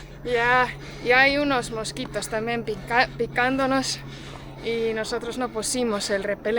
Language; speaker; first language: Spanish; non-native, fluent; Portuguese